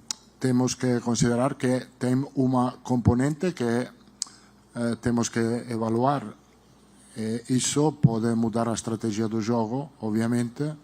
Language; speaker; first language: Portuguese; non-native, learner; Italian